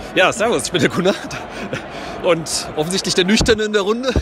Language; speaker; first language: German; native; German